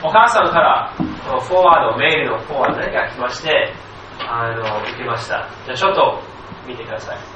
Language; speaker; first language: Japanese; non-native, fluent; English